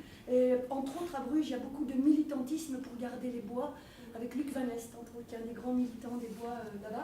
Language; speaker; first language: French; native; French